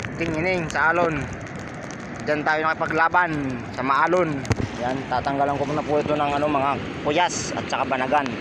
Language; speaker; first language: Filipino; non-native, local second language; Bikol